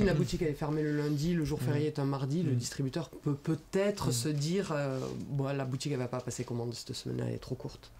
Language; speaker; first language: French; native; French